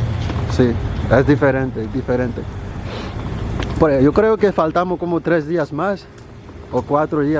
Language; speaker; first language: Spanish; non-native, learner; Haitian Creole